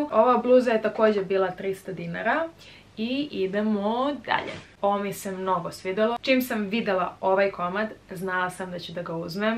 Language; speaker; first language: Serbian; native; Serbian